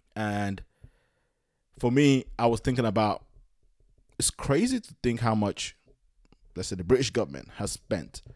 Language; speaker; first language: English; native; English